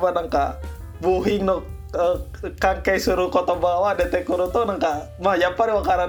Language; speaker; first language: Japanese; non-native, learner; Indonesian